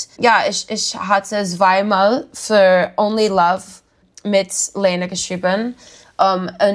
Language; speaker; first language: German; non-native, learner; English